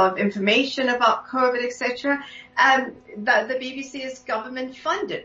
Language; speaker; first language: English; native; English